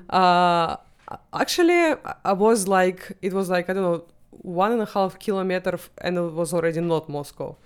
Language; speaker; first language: English; non-native, fluent; Russian